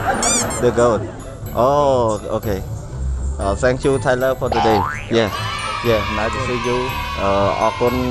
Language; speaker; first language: English; non-native, learner; Khmer